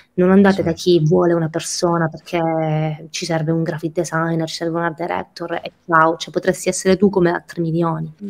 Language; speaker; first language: Italian; native; Italian